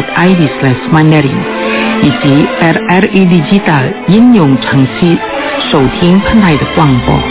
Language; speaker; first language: Chinese; non-native, fluent; Indonesian